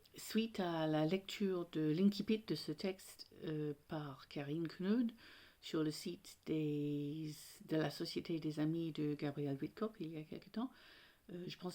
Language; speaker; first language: French; non-native, fluent; English